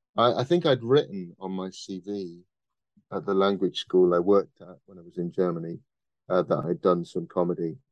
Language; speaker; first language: English; native; English